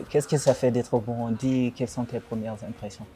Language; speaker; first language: French; non-native, local second language; Rundi